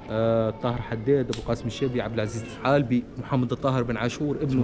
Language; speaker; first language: Arabic; native; Arabic